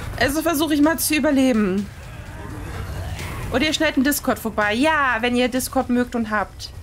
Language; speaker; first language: German; native; German